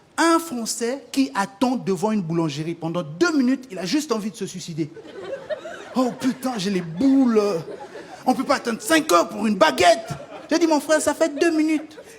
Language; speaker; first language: French; non-native, local second language; Lingala